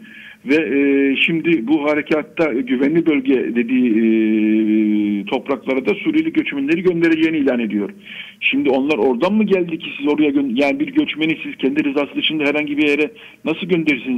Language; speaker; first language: Turkish; native; Turkish